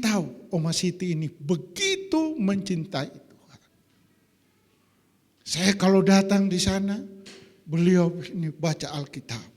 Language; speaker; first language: Indonesian; native; Indonesian